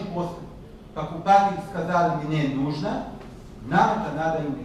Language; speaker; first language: Russian; non-native, learner; Hebrew